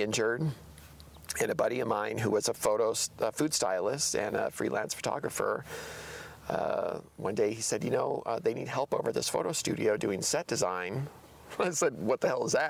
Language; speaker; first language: English; native; English